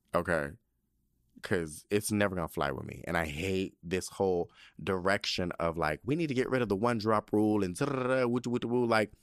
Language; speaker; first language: English; early bilingual, other home language; Spanish